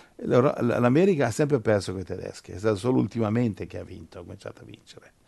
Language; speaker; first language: Italian; native; Italian